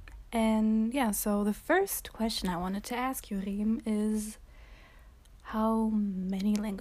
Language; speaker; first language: English; non-native, local second language; French